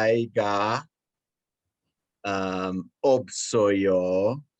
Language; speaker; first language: Korean; non-native, learner; English